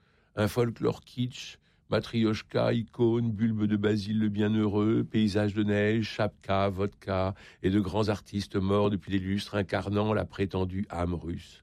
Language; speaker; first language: French; native; French